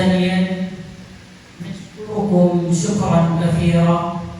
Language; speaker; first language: Arabic; non-native, fluent; Achinese